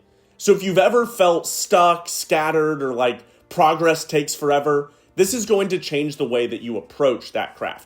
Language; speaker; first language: English; native; English